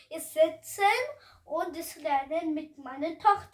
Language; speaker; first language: German; non-native, learner; Hindi